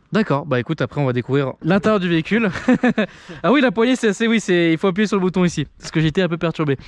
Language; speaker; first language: French; native; French